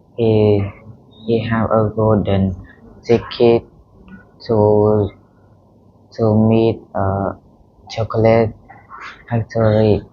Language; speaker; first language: English; non-native, learner; Vietnamese